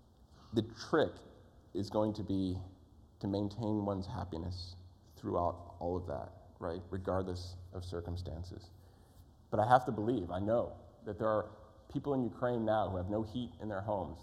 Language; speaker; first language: English; native; English